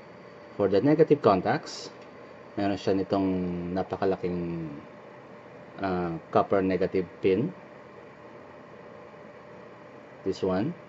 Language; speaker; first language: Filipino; native; Filipino